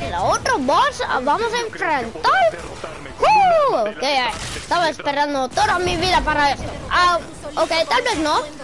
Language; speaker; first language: Spanish; early bilingual, heritage; English